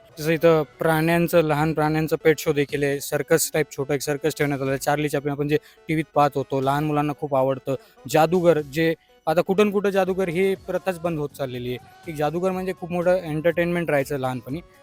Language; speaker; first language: Marathi; native; Marathi